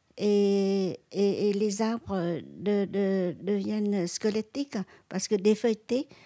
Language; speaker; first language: French; non-native, local second language; Vietnamese